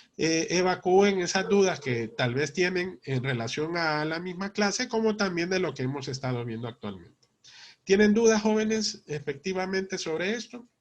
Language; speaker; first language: Spanish; native; Spanish